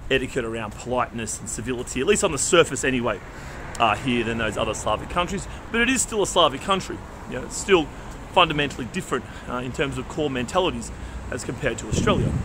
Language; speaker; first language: English; native; English